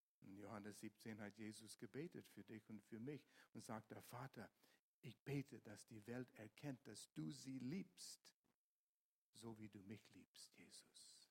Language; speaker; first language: German; non-native, fluent; English